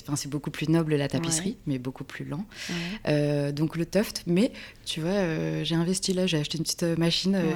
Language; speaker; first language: French; native; French